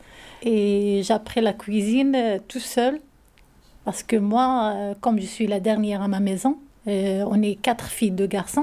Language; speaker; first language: French; non-native, learner; Arabic